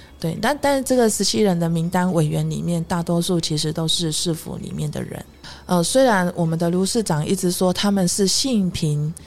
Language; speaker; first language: Chinese; native; Chinese